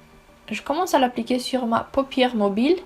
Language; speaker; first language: French; non-native, fluent; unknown